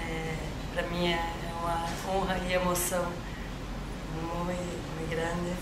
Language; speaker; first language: Spanish; non-native, learner; Portuguese